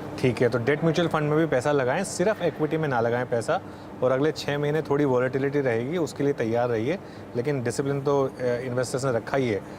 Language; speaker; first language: Hindi; native; Hindi